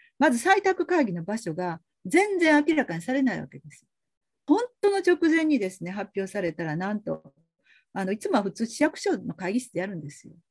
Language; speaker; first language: Japanese; native; Japanese